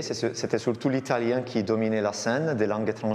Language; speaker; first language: French; non-native, fluent; Maltese